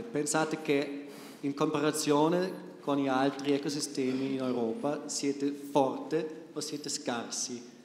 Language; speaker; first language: Italian; non-native, learner; German